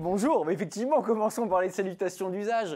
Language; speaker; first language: French; native; French